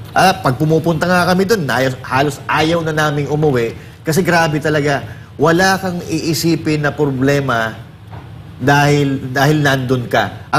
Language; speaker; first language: Filipino; native; Filipino